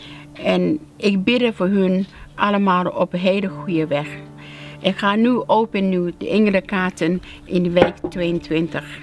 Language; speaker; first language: Dutch; non-native, learner; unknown